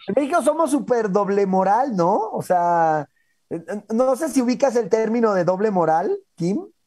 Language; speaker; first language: Spanish; native; Spanish